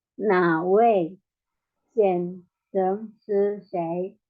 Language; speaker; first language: Chinese; non-native, learner; Indonesian